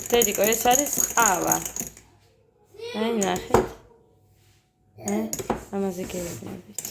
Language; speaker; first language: Georgian; native; Georgian